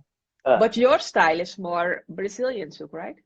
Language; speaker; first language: English; non-native, fluent; Dutch